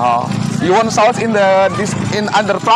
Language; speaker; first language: English; non-native, learner; Indonesian